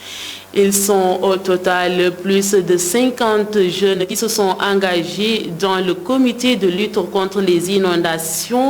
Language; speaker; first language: French; non-native, local second language; Wolof